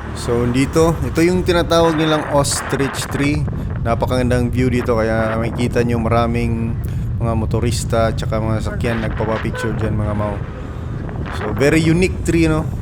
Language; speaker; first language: Filipino; non-native, local second language; Cebuano